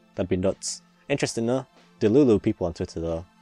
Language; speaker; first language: English; native; English